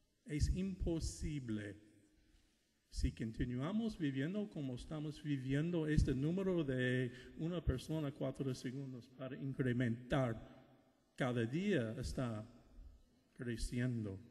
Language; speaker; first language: Spanish; non-native, fluent; English